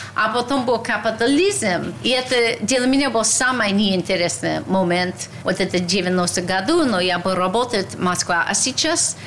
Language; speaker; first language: Russian; non-native, fluent; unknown